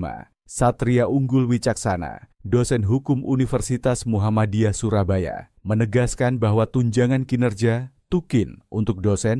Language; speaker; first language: Indonesian; native; Indonesian